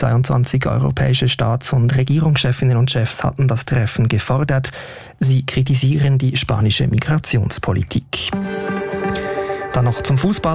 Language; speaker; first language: German; native; German